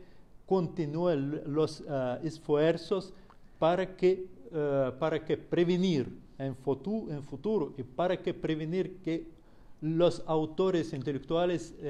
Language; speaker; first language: Spanish; non-native, fluent; Russian